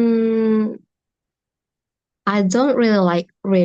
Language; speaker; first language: English; non-native, learner; Indonesian